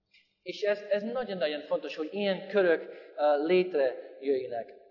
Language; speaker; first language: Hungarian; non-native, fluent; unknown